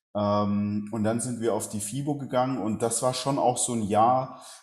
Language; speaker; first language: German; native; German